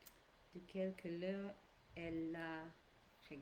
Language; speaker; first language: French; non-native, learner; English